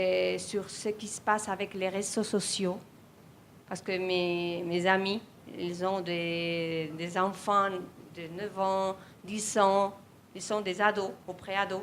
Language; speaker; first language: French; non-native, fluent; Spanish